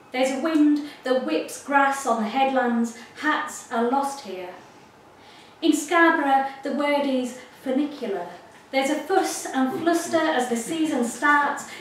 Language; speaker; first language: English; native; English